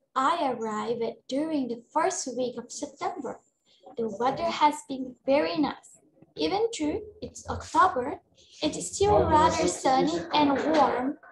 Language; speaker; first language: English; non-native, fluent; Portuguese